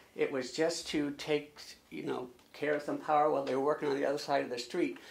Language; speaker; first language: English; native; English